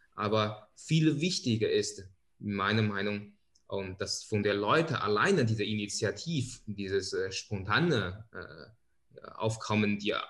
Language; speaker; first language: German; non-native, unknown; Chinese